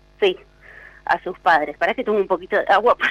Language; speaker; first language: Spanish; native; Spanish